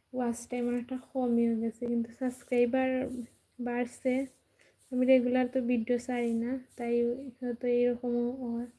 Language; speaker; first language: Bangla; native; Bangla